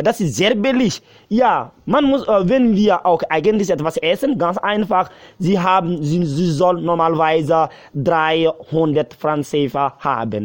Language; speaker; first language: German; non-native, learner; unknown